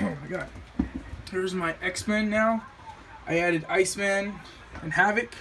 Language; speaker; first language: English; native; English